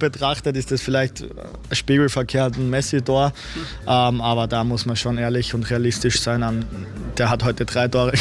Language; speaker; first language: German; native; German